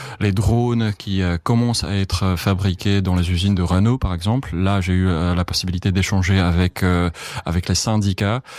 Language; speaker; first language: French; non-native, fluent; Czech